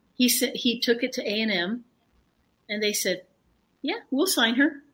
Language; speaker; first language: English; early bilingual, other home language; Spanish